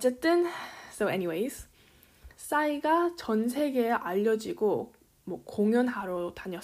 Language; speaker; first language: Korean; early bilingual, heritage; Korean